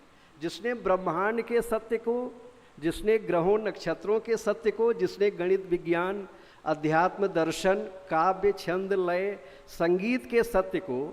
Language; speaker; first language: Hindi; native; Hindi